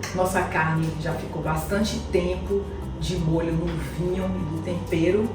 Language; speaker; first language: Portuguese; native; Portuguese